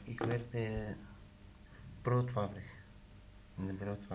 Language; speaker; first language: Dutch; non-native, learner; Turkish